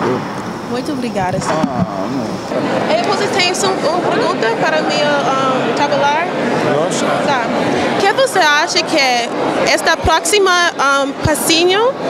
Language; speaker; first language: Portuguese; non-native, learner; English